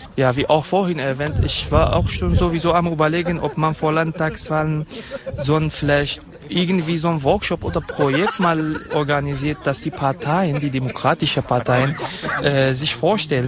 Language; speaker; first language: German; non-native, fluent; Kurdish